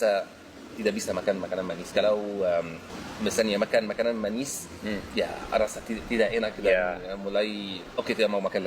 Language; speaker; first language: Indonesian; non-native, fluent; Arabic